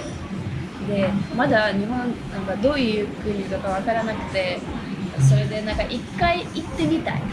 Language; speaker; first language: Japanese; non-native, fluent; Russian